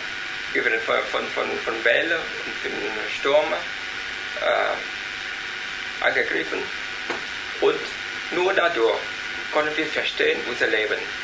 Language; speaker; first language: German; non-native, learner; Vietnamese